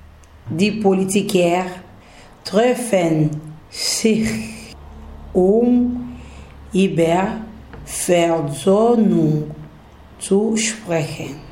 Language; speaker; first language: German; non-native, learner; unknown